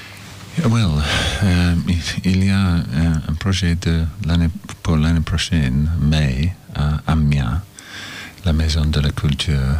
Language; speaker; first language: French; non-native, learner; English